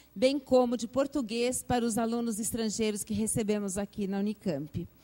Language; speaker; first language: Portuguese; native; Portuguese